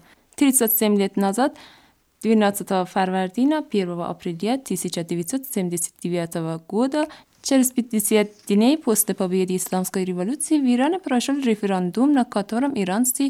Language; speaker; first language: Russian; non-native, fluent; Persian